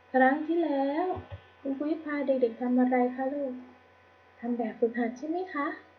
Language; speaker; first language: Thai; native; Thai